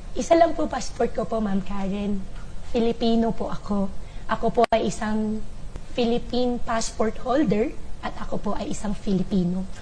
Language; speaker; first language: Filipino; non-native, local second language; Chinese